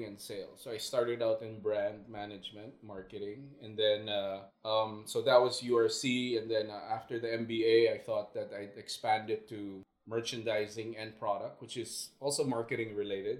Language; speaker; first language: English; non-native, local second language; Filipino